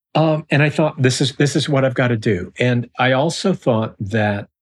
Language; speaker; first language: English; native; English